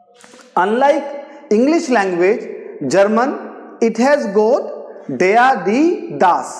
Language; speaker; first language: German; non-native, learner; Hindi